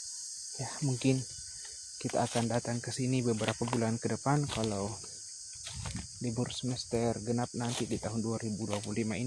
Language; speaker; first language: Indonesian; native; Indonesian